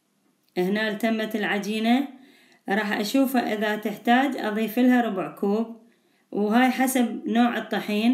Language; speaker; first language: Arabic; native; Arabic